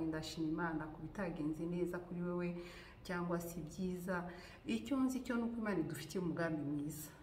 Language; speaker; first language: Kinyarwanda; native; Kinyarwanda